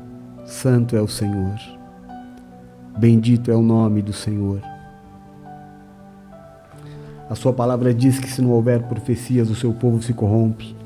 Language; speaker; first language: Portuguese; native; Portuguese